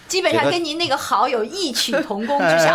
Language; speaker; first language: Chinese; native; Chinese